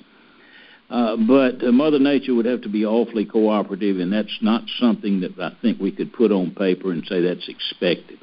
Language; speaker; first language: English; native; English